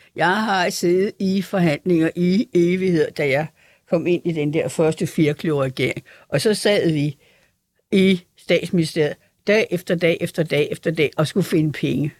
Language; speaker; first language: Danish; native; Danish